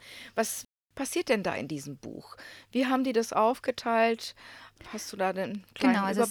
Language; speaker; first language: German; non-native, fluent; Croatian